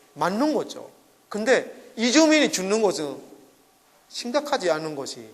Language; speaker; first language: Korean; non-native, fluent; Burmese